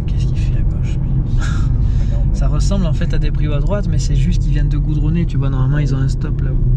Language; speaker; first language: French; native; French